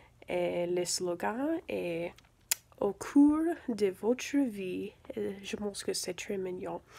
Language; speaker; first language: French; non-native, learner; English